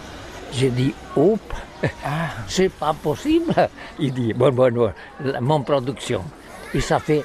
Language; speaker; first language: French; non-native, learner; Catalan